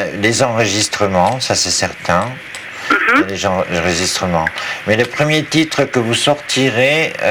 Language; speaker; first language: French; native; French